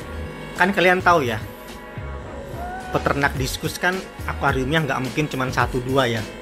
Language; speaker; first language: Indonesian; native; Indonesian